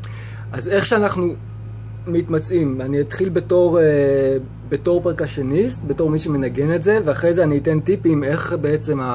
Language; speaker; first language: Hebrew; native; Hebrew